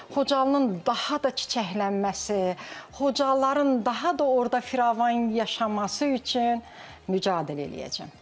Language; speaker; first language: Azerbaijani; native; Azerbaijani